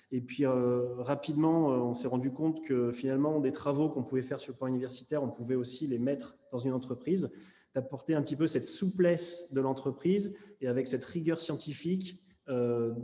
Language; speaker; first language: French; native; French